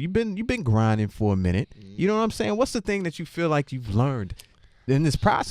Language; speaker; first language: English; native; English